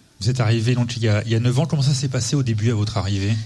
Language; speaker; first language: French; native; French